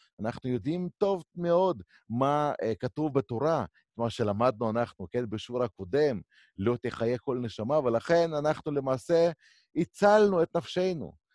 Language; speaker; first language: Hebrew; native; Hebrew